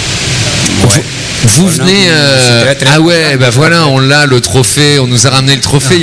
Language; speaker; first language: French; native; French